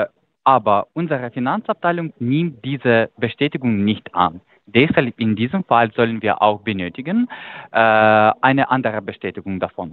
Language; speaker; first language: German; non-native, fluent; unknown